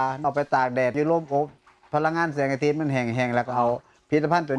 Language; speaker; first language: Thai; non-native, local second language; Northeastern Thai